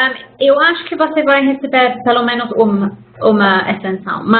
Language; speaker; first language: Portuguese; non-native, fluent; English